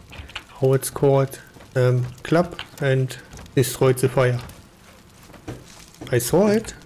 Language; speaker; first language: English; non-native, learner; German